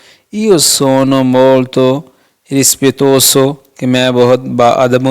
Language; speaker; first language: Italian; non-native, fluent; Urdu